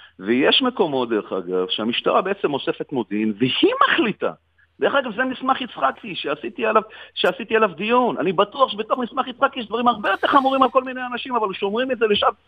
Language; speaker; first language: Hebrew; native; Hebrew